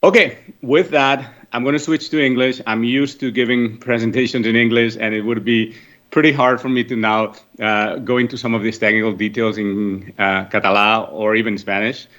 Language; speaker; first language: English; non-native, fluent; Catalan